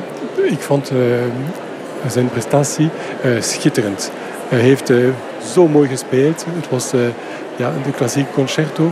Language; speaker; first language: Dutch; non-native, fluent; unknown